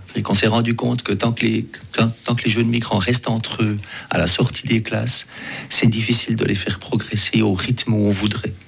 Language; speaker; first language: French; native; French